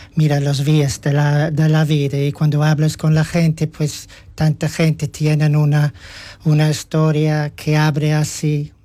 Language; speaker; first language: Spanish; non-native, fluent; English